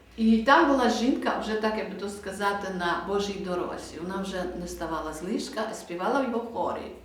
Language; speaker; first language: Ukrainian; native; Ukrainian